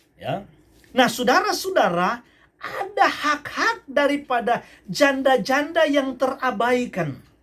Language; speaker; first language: Indonesian; native; Indonesian